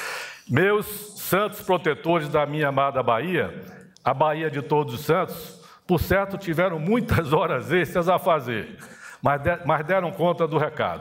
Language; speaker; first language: Portuguese; native; Portuguese